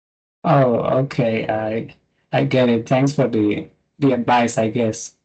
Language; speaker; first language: English; non-native, fluent; Spanish